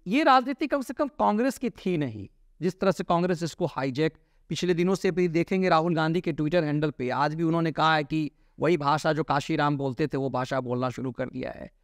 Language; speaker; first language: Hindi; native; Hindi